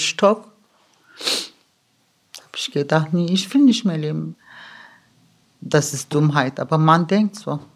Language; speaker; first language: German; early bilingual, other home language; Turkish